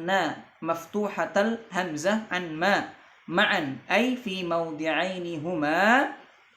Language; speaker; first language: Arabic; non-native, fluent; Indonesian